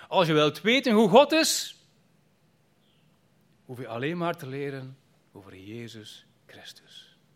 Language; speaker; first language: Dutch; native; Dutch